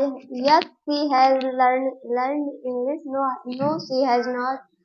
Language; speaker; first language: English; non-native, learner; Hindi